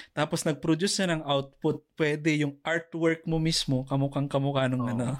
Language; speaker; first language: Filipino; non-native, local second language; Pangasinan